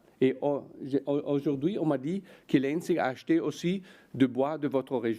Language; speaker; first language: French; non-native, fluent; Italian